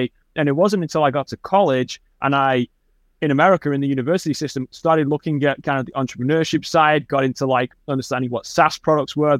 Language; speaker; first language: English; native; English